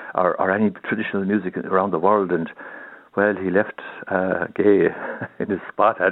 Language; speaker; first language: English; non-native, local second language; Irish